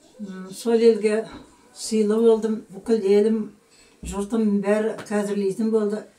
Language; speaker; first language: Kazakh; native; Kazakh